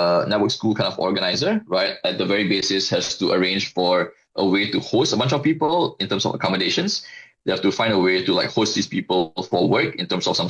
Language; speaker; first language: English; non-native, local second language; Malay